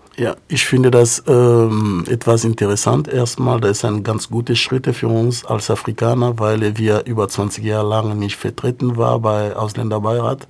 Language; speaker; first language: German; non-native, fluent; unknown